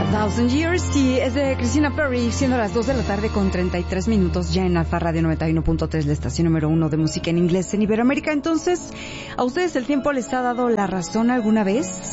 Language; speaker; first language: Spanish; native; Spanish